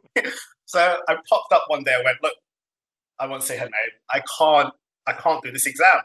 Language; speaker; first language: English; non-native, fluent; Somali